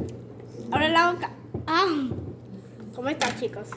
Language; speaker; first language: Spanish; native; Spanish